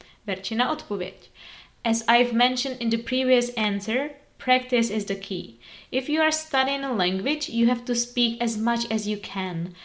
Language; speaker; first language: English; non-native, fluent; Czech